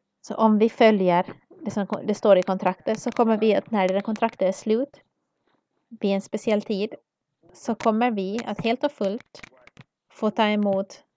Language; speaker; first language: Swedish; non-native, learner; English